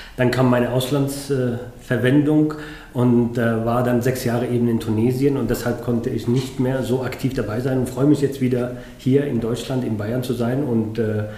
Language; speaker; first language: German; non-native, fluent; Arabic